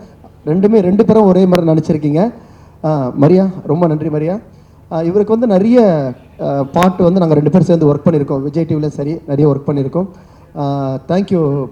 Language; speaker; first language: Tamil; native; Tamil